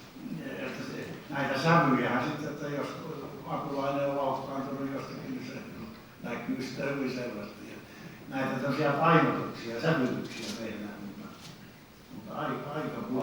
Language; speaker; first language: Finnish; native; Finnish